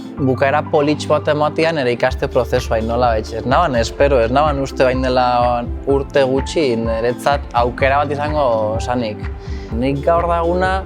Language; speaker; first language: Basque; non-native, fluent; Spanish